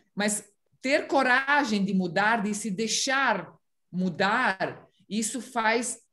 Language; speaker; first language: Portuguese; non-native, fluent; Romanian